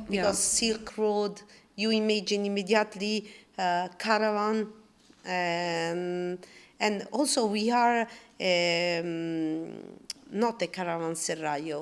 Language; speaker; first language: English; non-native, learner; Italian